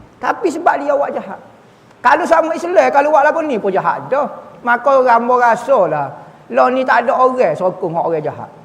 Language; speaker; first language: Malay; native; Malay